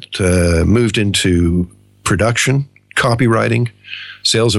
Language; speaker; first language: English; native; English